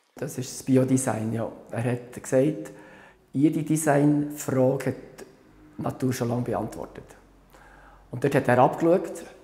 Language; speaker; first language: German; native; German